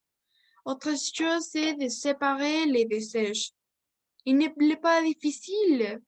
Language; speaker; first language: French; non-native, learner; Spanish